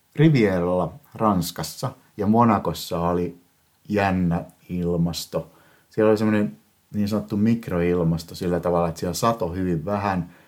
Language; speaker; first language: Finnish; native; Finnish